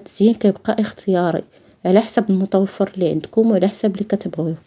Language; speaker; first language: Arabic; native; Arabic